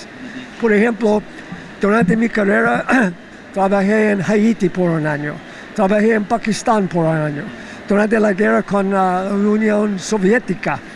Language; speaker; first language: Spanish; non-native, fluent; English